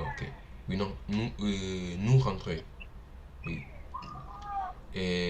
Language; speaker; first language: French; non-native, learner; Portuguese